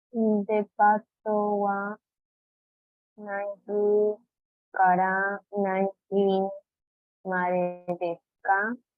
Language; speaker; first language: Japanese; non-native, learner; Spanish